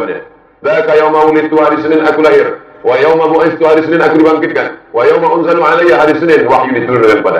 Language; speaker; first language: Indonesian; non-native, local second language; Malay